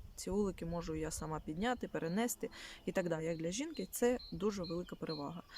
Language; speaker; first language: Ukrainian; non-native, local second language; Russian